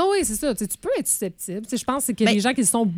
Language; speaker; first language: French; native; French